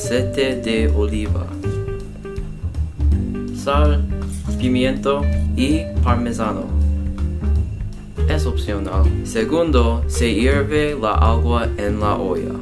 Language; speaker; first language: Spanish; non-native, learner; English